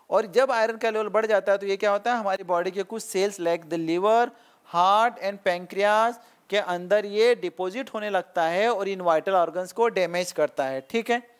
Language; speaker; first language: Hindi; non-native, local second language; Marathi